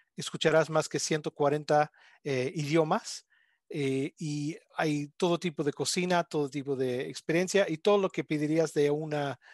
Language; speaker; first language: Spanish; non-native, fluent; English